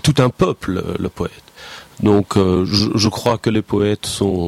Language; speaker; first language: French; non-native, fluent; Persian